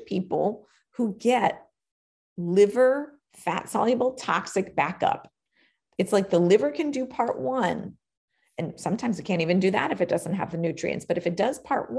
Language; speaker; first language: English; native; English